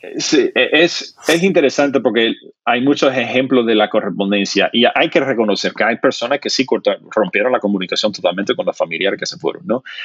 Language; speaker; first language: Spanish; non-native, fluent; English